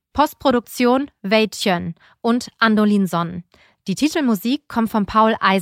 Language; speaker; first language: German; native; German